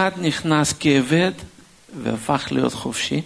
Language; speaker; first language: Hebrew; non-native, fluent; Russian